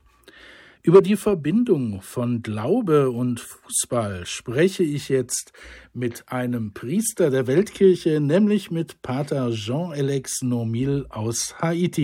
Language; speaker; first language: German; native; German